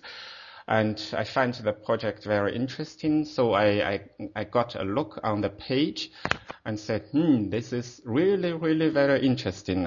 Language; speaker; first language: English; non-native, fluent; Chinese